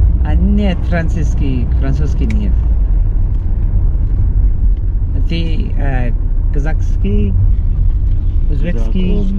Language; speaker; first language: Russian; non-native, learner; Hindi